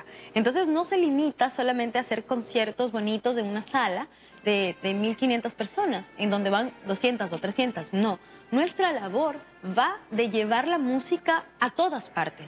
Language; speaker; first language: Spanish; native; Spanish